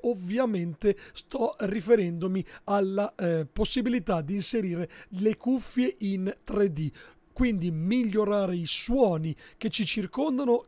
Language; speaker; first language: Italian; native; Italian